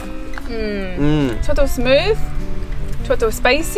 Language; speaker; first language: Japanese; non-native, learner; English